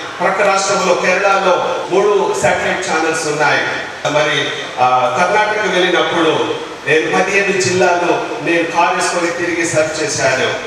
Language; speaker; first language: Telugu; non-native, local second language; Lambadi